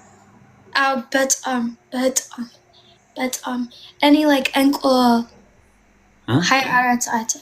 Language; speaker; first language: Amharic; non-native, learner; English